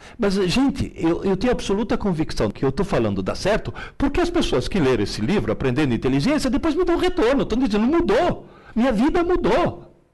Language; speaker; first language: Portuguese; early bilingual, other home language; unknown